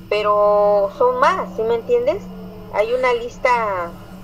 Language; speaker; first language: Spanish; native; Spanish